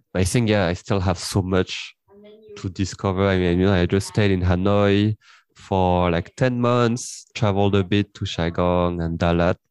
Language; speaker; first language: English; early bilingual, heritage; French